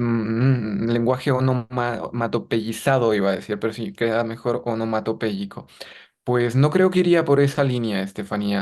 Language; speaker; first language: Spanish; native; Spanish